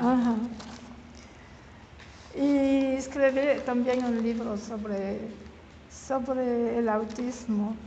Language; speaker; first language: Spanish; non-native, learner; French